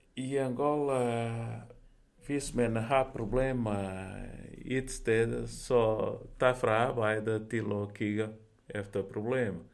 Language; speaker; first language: Danish; non-native, fluent; Portuguese